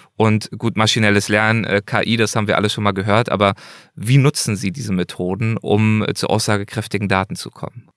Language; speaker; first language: German; native; German